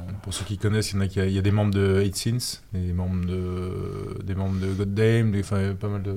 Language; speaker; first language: French; native; French